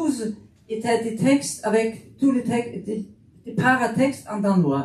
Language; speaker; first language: French; non-native, fluent; Faroese